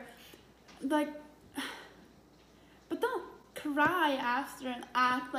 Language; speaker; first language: English; non-native, fluent; Swedish